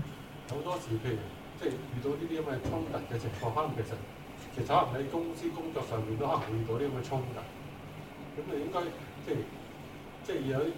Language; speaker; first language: Cantonese; native; Cantonese